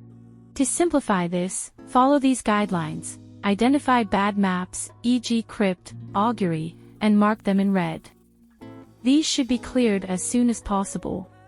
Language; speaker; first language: English; native; English